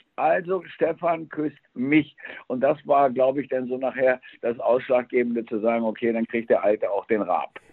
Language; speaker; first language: German; early bilingual, other home language; Spanish